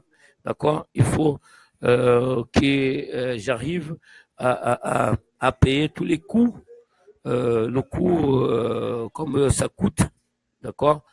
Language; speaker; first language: French; non-native, fluent; Portuguese